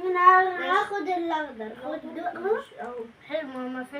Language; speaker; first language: Arabic; native; Arabic